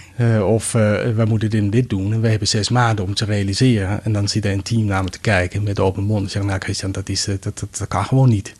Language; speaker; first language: Dutch; non-native, fluent; Danish